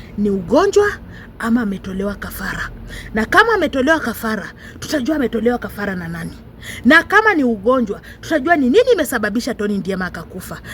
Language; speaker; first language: Swahili; non-native, local second language; Luyia